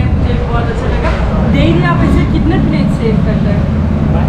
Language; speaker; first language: Hindi; non-native, learner; Turkish